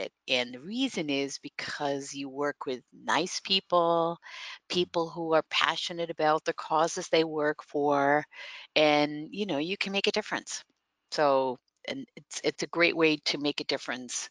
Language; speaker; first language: English; non-native, fluent; Dutch